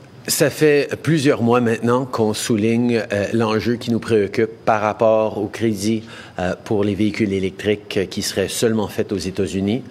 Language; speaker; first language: French; native; French